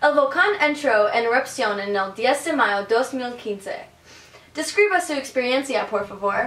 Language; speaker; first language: Spanish; non-native, learner; English